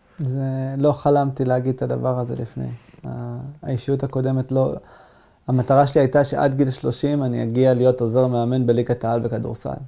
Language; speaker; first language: Hebrew; native; Hebrew